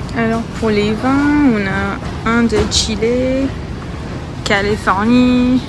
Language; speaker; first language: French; non-native, fluent; English